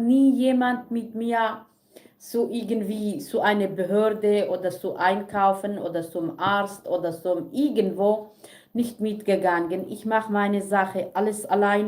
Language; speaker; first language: German; non-native, learner; Kurdish